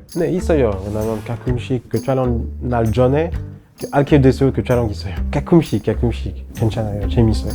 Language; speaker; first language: Korean; non-native, learner; French